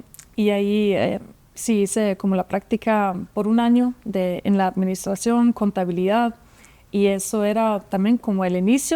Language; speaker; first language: Spanish; non-native, fluent; German